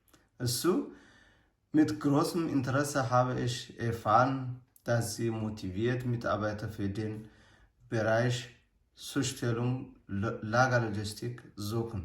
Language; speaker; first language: German; non-native, learner; Amharic